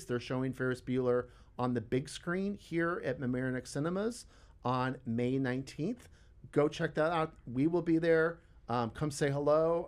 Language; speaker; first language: English; native; English